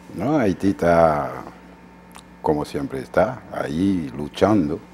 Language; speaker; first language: Spanish; non-native, fluent; Haitian Creole